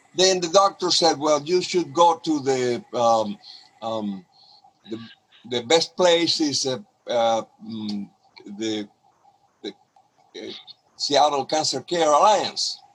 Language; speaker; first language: English; non-native, fluent; Spanish